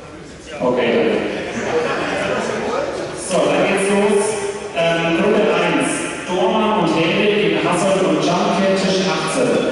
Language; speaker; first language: German; native; German